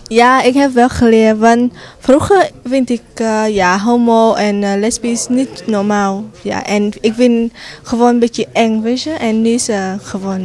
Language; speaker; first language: Dutch; non-native, local second language; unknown